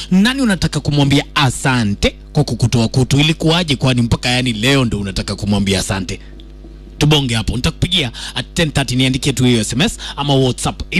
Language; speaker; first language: Swahili; native; Swahili